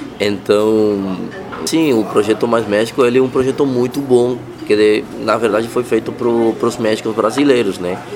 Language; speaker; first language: Portuguese; non-native, fluent; Spanish